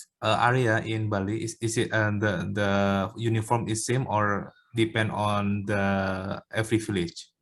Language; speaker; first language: English; non-native, learner; Indonesian